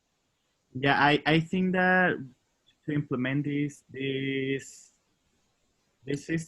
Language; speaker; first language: English; non-native, learner; Spanish